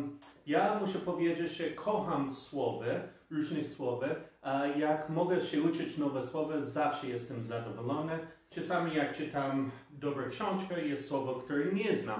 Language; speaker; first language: Polish; non-native, fluent; English